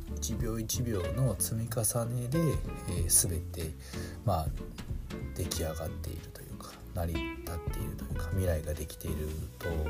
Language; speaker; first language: Japanese; native; Japanese